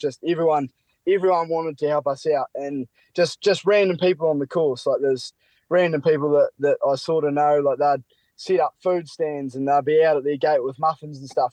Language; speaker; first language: English; native; English